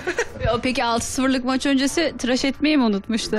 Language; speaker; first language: Turkish; native; Turkish